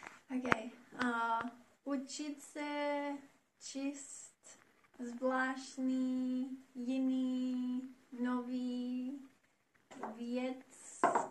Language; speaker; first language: Czech; non-native, learner; English